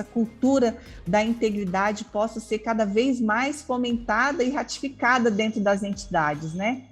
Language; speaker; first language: Portuguese; native; Portuguese